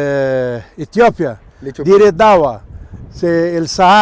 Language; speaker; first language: French; non-native, learner; Portuguese